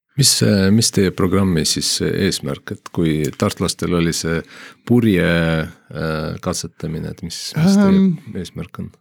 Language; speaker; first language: Estonian; non-native, local second language; Russian